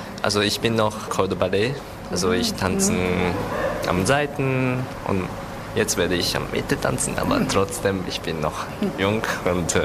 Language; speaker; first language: German; non-native, learner; Japanese